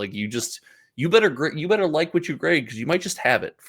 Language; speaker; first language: English; native; English